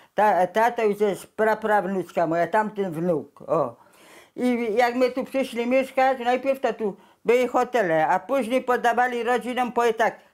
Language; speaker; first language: Polish; native; Polish